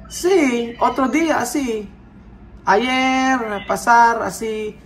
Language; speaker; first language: Spanish; non-native, learner; Filipino